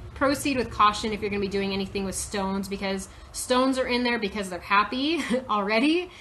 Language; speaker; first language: English; native; English